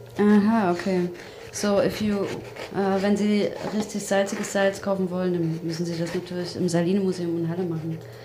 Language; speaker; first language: German; native; German